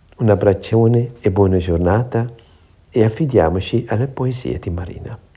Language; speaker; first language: Italian; non-native, fluent; German